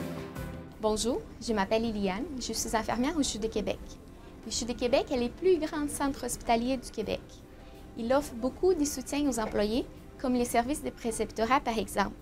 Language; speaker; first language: French; non-native, fluent; Portuguese